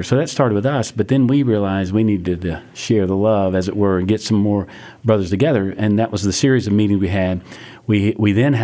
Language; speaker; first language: English; native; English